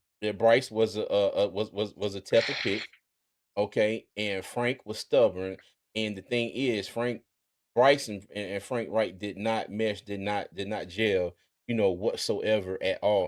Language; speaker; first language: English; native; English